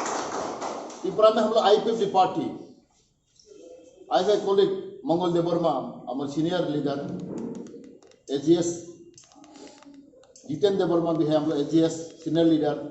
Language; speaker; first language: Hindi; non-native, local second language; Kok Borok